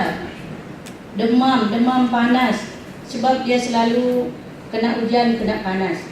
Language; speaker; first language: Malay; non-native, local second language; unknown